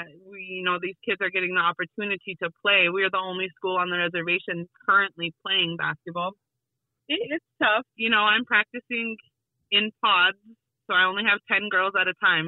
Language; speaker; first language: English; native; English